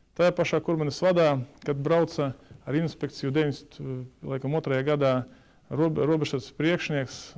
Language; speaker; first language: Latvian; native; Latvian